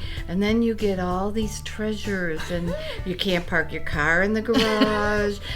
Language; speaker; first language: English; native; English